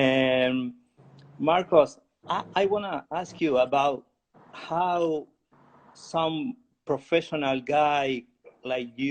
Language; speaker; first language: English; non-native, learner; Spanish